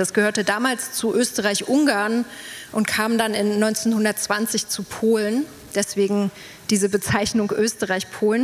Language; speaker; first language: German; native; German